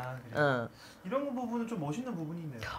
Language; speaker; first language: Korean; native; Korean